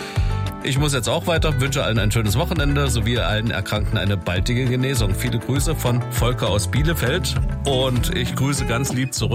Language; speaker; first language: German; native; German